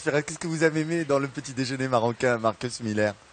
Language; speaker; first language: French; non-native, local second language; Arabic